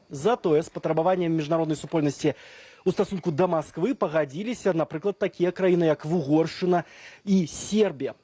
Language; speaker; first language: Belarusian; native; Belarusian